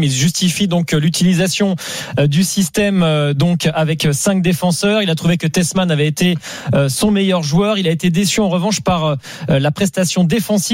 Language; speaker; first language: French; native; French